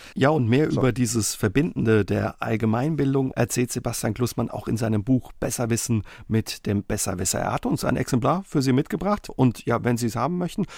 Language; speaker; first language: German; native; German